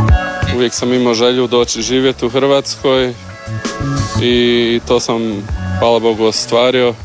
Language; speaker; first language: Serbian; early bilingual, heritage; English